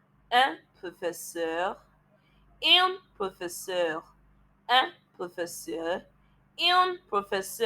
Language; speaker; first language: French; non-native, learner; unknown